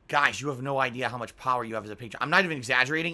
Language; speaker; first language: English; native; English